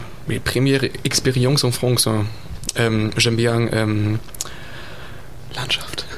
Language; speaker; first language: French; non-native, learner; German